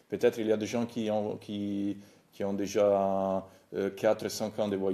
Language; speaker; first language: French; non-native, fluent; Italian